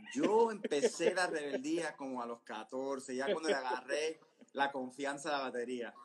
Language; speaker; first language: Spanish; early bilingual, heritage; Spanish